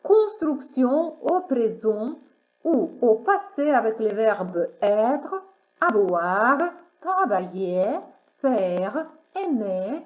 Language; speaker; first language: French; non-native, fluent; Ukrainian